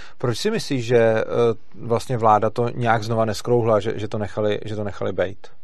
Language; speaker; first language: Czech; native; Czech